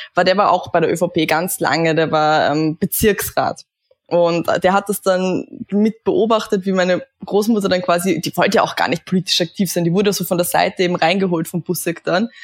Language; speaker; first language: German; native; German